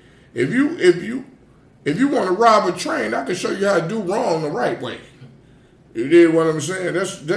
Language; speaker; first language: English; native; English